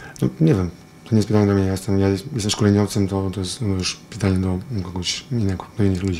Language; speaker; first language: Polish; non-native, fluent; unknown